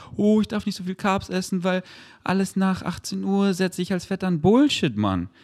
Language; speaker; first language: German; native; German